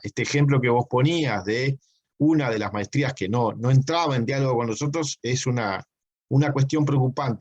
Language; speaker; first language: Spanish; native; Spanish